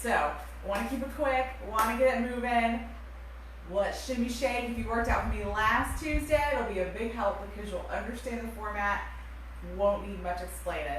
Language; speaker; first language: English; native; English